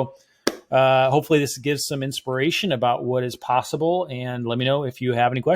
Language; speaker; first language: English; native; English